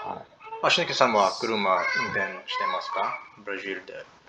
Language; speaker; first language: Japanese; non-native, learner; English